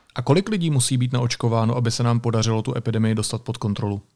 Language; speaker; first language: Czech; native; Czech